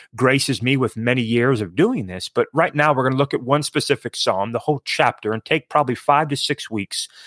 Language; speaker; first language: English; native; English